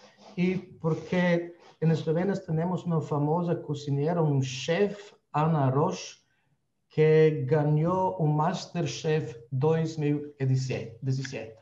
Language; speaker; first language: Spanish; non-native, fluent; Slovenian